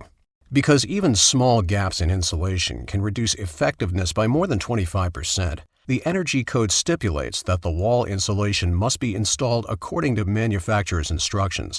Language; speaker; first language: English; native; English